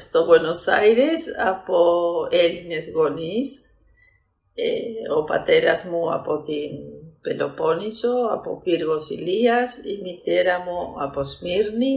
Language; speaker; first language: Greek; early bilingual, heritage; Greek